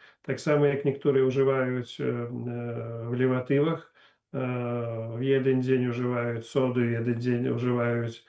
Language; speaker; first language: Polish; non-native, learner; Russian